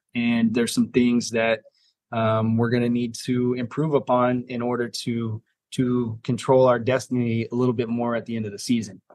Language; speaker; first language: English; native; English